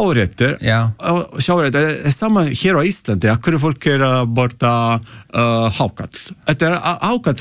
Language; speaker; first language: Icelandic; non-native, learner; Italian